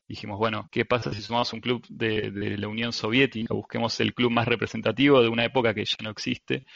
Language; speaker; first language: Spanish; native; Spanish